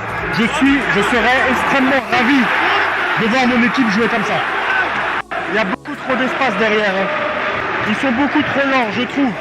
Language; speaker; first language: French; native; French